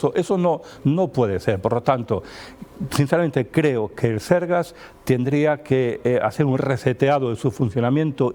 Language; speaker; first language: Spanish; native; Spanish